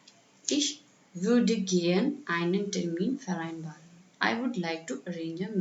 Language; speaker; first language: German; non-native, fluent; Hindi